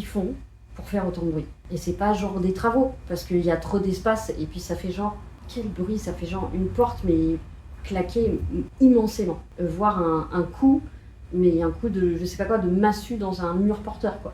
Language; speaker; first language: French; native; French